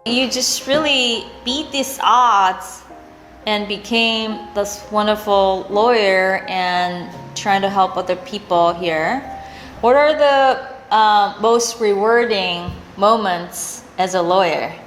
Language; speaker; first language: English; non-native, fluent; Korean